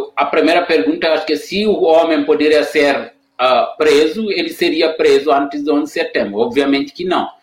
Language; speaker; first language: Portuguese; non-native, fluent; Wolof